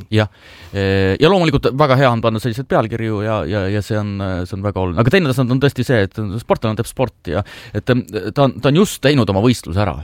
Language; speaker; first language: Estonian; native; Estonian